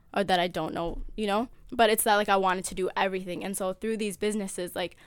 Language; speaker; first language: English; early bilingual, other home language; Amharic